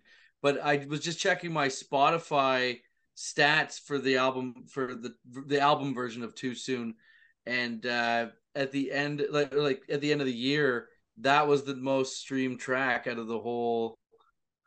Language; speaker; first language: English; native; English